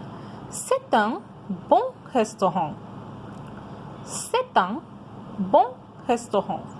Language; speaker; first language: French; non-native, fluent; Hindi